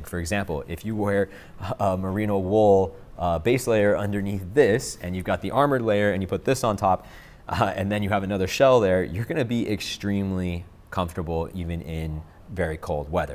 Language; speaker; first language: English; native; English